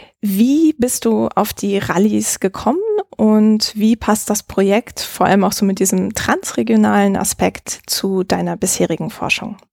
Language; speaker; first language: German; native; German